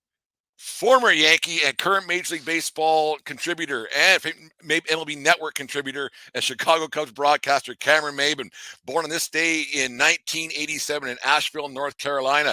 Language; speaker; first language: English; native; English